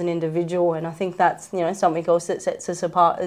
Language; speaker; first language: English; native; English